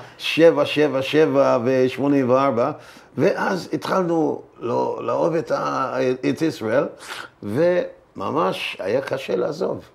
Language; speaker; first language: Hebrew; non-native, fluent; English